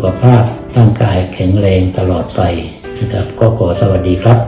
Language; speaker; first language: Thai; native; Thai